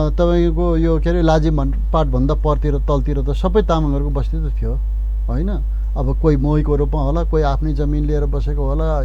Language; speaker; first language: Nepali; non-native, local second language; Eastern Tamang